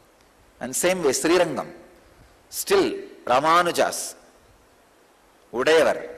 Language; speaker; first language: English; non-native, local second language; Tamil